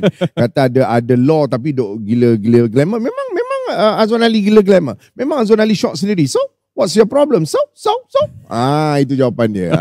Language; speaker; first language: Malay; native; Malay